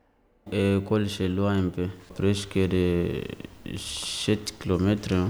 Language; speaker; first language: French; non-native, learner; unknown